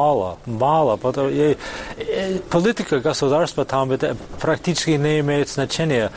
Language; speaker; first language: Russian; non-native, fluent; English